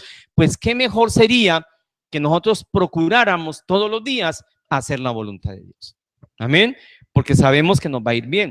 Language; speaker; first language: Spanish; native; Spanish